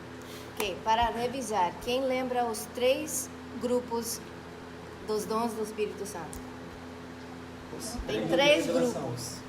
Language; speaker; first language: Portuguese; non-native, fluent; Spanish